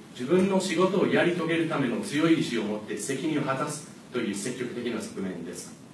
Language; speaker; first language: Japanese; non-native, fluent; English